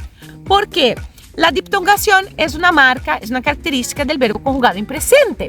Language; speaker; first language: Spanish; non-native, fluent; Portuguese